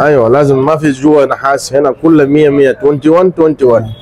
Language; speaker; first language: Arabic; non-native, learner; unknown